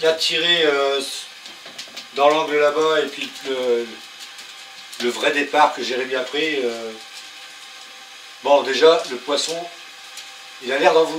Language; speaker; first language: French; native; French